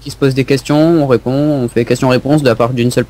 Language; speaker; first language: French; native; French